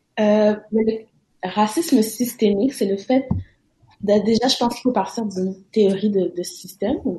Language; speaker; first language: French; native; French